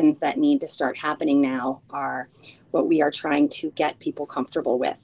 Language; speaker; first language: English; early bilingual, other home language; Spanish